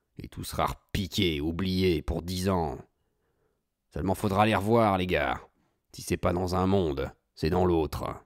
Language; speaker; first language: French; native; French